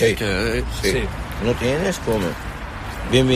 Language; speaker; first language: Spanish; non-native, learner; Arabic